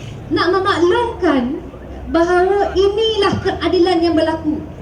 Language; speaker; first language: Malay; native; Malay